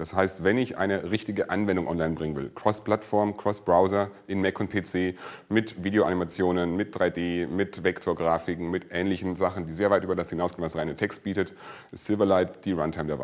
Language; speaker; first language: German; native; German